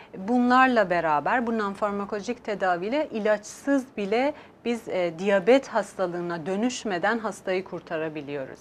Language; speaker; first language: Turkish; non-native, fluent; Persian